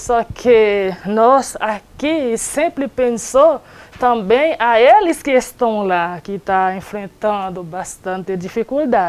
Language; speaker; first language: Portuguese; non-native, learner; Haitian Creole